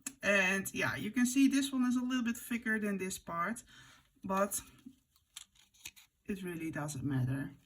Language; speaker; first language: English; non-native, fluent; Dutch